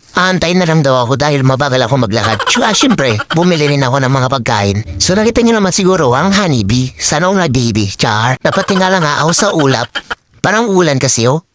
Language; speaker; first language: Filipino; non-native, local second language; Iloko